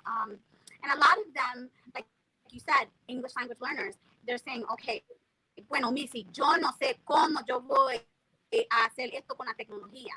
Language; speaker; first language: Spanish; early bilingual, heritage; Spanish